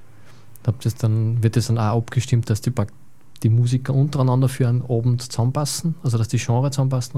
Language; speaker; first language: German; native; German